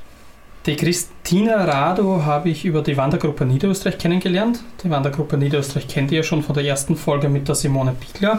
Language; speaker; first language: German; native; German